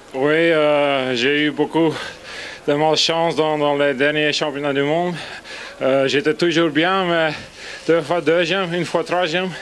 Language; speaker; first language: French; non-native, fluent; Dutch